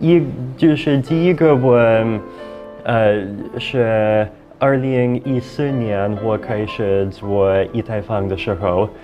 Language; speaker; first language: Chinese; non-native, fluent; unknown